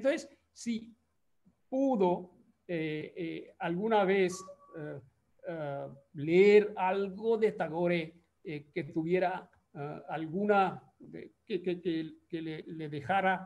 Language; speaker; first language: Spanish; non-native, fluent; Bangla